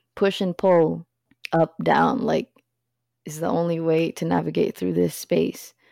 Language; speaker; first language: English; early bilingual, other home language; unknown